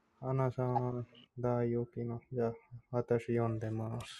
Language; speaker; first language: Japanese; non-native, fluent; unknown